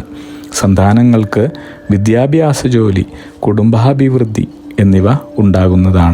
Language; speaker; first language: Malayalam; native; Malayalam